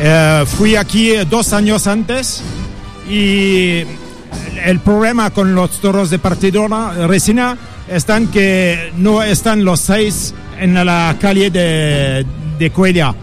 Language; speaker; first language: Spanish; non-native, learner; French